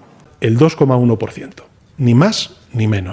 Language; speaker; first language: Spanish; native; Spanish